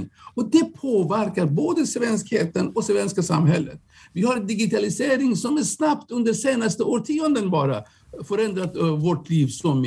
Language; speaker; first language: Swedish; non-native, fluent; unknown